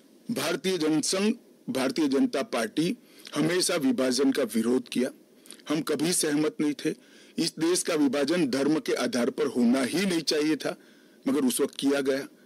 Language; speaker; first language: Hindi; non-native, local second language; Gujarati